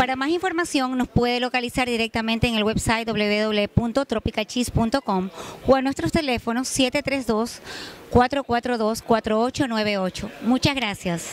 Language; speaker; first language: Spanish; native; Spanish